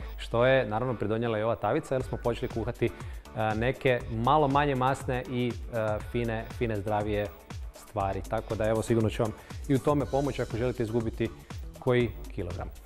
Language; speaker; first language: Serbian; native; Serbian